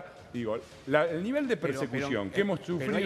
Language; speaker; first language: Spanish; native; Spanish